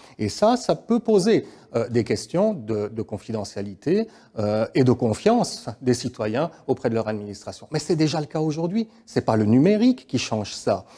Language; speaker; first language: French; native; French